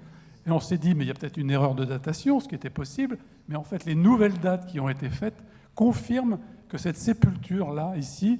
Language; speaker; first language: French; native; French